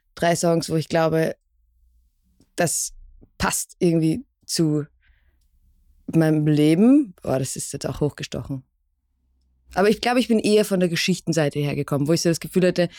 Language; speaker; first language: German; native; German